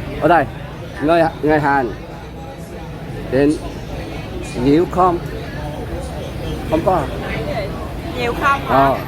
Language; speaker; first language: Vietnamese; non-native, learner; Korean